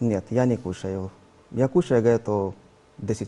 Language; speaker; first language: Russian; non-native, learner; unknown